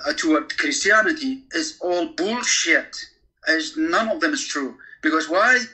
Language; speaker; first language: English; non-native, fluent; Kurdish